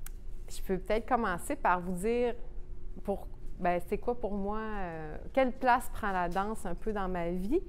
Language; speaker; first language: French; native; French